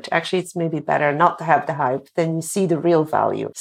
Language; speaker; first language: English; non-native, fluent; Dutch